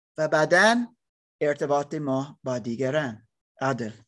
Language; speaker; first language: Persian; non-native, learner; English